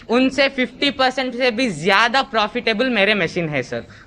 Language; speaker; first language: Hindi; non-native, local second language; Kannada